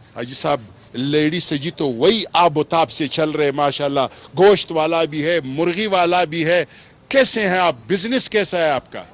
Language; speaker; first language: Urdu; non-native, local second language; Pashto